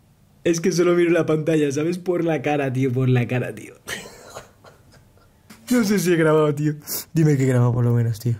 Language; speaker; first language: Spanish; native; Spanish